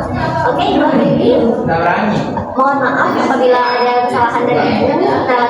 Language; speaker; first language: Indonesian; native; Indonesian